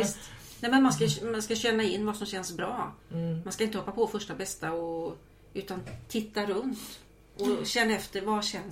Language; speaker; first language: Swedish; native; Swedish